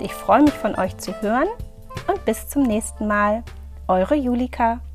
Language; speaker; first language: German; native; German